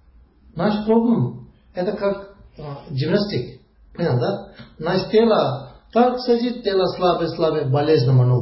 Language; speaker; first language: Russian; non-native, learner; Tibetan